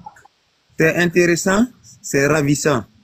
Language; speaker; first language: French; non-native, learner; Arabic